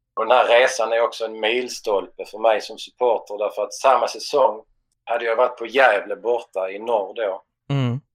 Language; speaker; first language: Swedish; native; Swedish